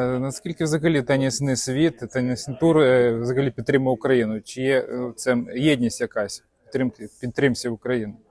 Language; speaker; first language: Ukrainian; non-native, local second language; Russian